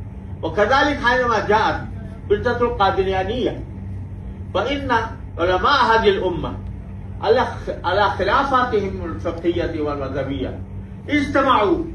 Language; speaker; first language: Arabic; non-native, fluent; Urdu